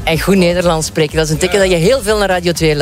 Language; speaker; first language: Dutch; native; Dutch